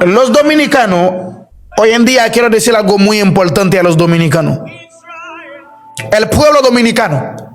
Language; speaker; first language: Spanish; non-native, learner; Haitian Creole